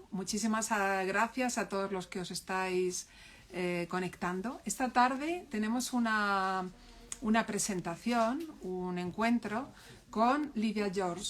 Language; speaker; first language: Spanish; native; Spanish